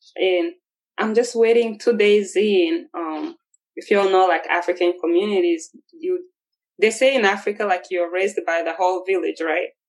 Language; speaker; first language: English; non-native, local second language; Kinyarwanda